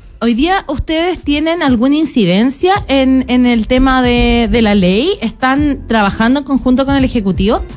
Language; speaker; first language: Spanish; native; Spanish